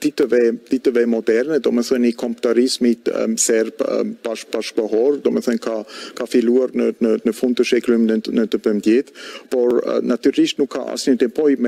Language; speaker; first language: Albanian; non-native, fluent; German